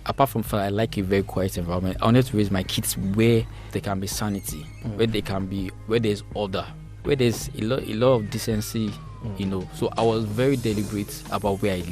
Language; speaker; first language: English; non-native, local second language; Yoruba